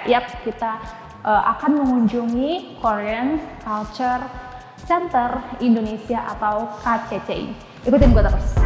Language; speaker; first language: Indonesian; native; Indonesian